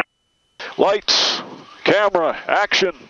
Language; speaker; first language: English; native; English